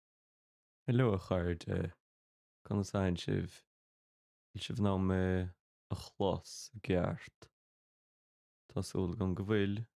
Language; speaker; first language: Irish; non-native, local second language; English